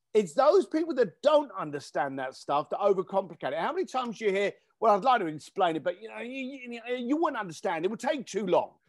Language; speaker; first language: English; native; English